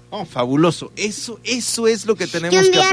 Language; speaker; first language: Spanish; native; Spanish